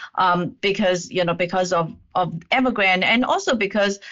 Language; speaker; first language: English; non-native, fluent; Chinese